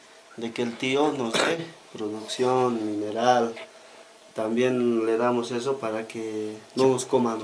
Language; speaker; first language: Spanish; native; Spanish